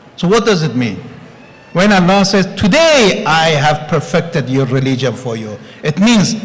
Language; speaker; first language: English; non-native, fluent; Persian